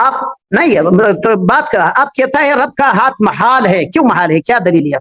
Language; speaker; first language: Hindi; non-native, learner; Pashto